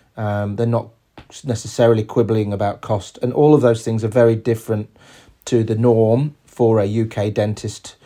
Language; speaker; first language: English; native; English